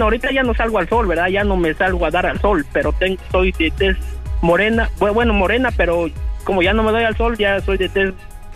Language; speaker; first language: Spanish; native; Spanish